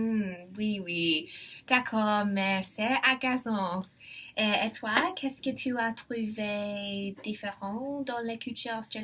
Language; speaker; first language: French; non-native, learner; English